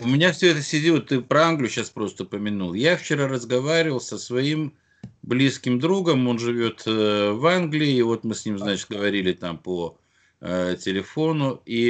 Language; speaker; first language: Russian; native; Russian